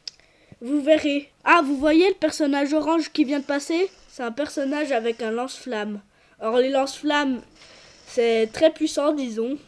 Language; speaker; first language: French; native; French